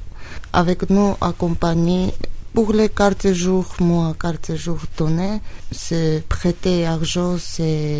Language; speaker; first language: French; non-native, learner; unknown